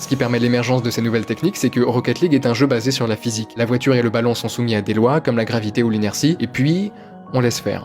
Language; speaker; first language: French; native; French